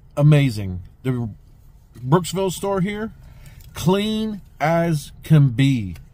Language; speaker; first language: English; native; English